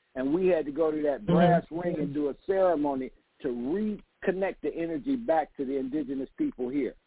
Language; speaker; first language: English; native; English